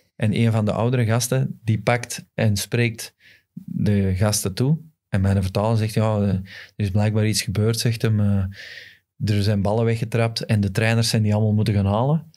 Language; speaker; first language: Dutch; native; Dutch